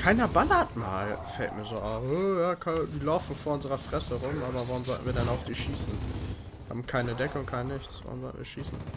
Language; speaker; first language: German; native; German